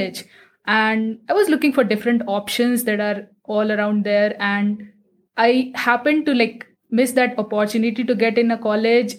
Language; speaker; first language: English; non-native, local second language; Hindi